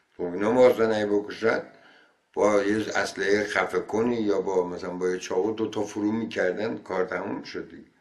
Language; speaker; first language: Persian; non-native, local second language; Azerbaijani